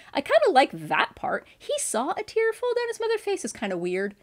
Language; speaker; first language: English; native; English